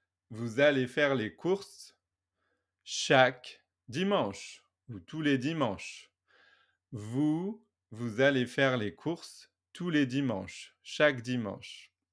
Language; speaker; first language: French; native; French